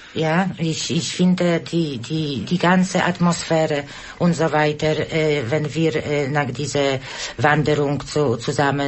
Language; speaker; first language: German; non-native, learner; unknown